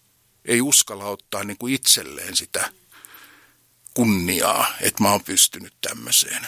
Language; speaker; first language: Finnish; native; Finnish